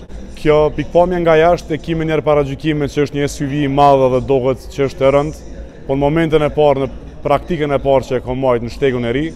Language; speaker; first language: Albanian; native; Albanian